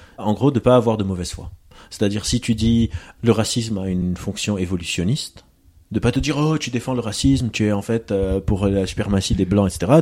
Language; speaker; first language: French; non-native, local second language; Arabic